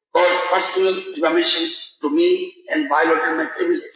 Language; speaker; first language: English; non-native, local second language; Bangla